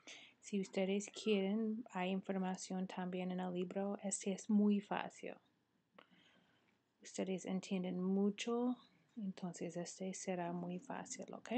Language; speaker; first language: Spanish; non-native, fluent; English